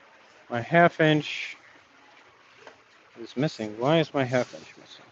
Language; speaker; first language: English; native; English